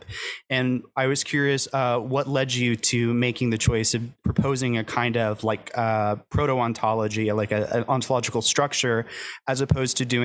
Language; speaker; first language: English; native; English